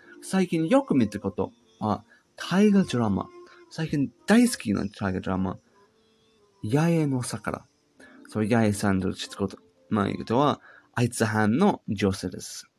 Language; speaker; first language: Japanese; non-native, learner; English